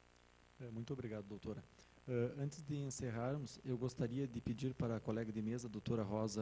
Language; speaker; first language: Portuguese; native; Portuguese